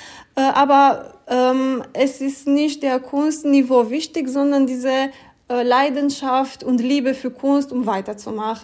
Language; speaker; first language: German; non-native, fluent; Romanian